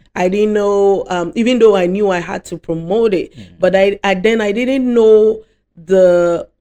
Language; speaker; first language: English; non-native, local second language; Akan